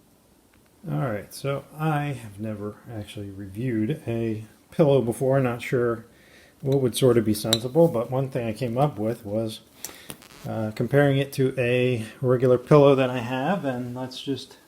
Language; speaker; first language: English; native; English